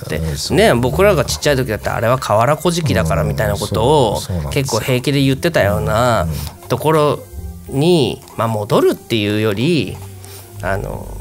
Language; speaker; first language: Japanese; native; Japanese